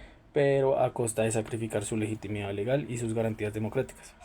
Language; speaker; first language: Spanish; native; Spanish